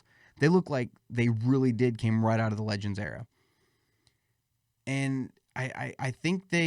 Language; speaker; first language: English; native; English